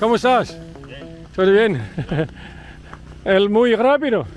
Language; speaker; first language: Spanish; non-native, learner; English